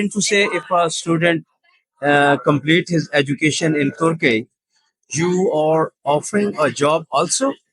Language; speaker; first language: English; non-native, local second language; Urdu